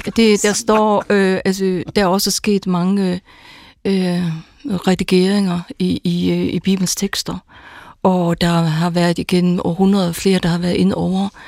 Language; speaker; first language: Danish; non-native, local second language; Faroese